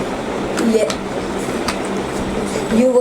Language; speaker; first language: English; non-native, learner; Hindi